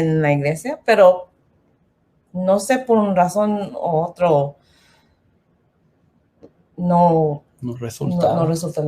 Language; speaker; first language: Spanish; non-native, learner; English